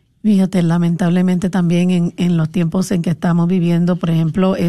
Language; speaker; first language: Spanish; native; Spanish